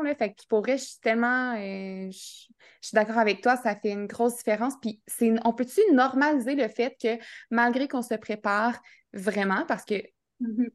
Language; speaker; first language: French; native; French